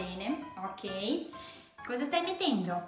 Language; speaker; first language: Italian; native; Italian